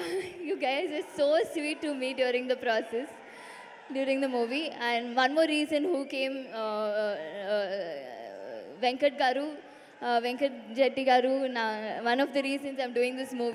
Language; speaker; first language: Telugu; non-native, learner; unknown